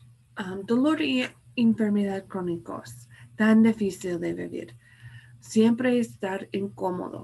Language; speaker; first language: Spanish; non-native, fluent; English